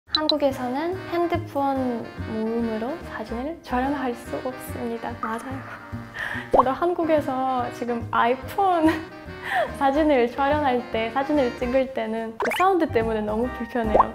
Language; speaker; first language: Korean; non-native, fluent; Russian